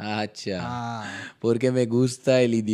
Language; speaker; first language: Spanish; non-native, learner; Hindi